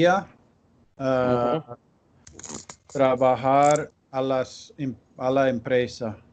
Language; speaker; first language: Spanish; non-native, learner; English